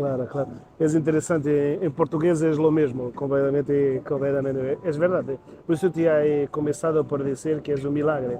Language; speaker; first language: Spanish; non-native, learner; Portuguese